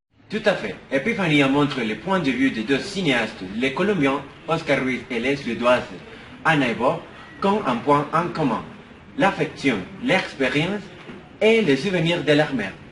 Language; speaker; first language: French; non-native, learner; Spanish